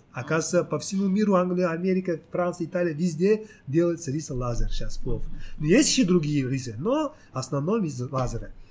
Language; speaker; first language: Russian; non-native, local second language; Tajik